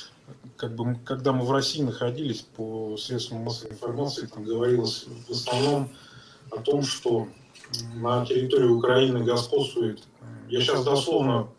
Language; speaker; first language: Russian; native; Russian